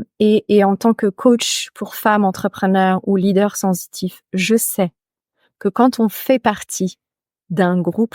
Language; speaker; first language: French; native; French